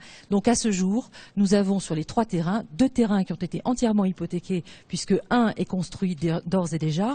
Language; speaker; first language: French; native; French